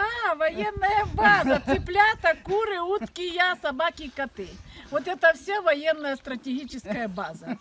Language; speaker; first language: Russian; native; Russian